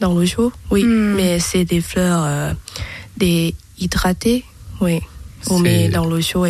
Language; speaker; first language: French; non-native, learner; Thai